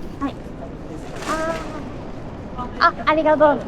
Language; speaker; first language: Japanese; non-native, learner; Chinese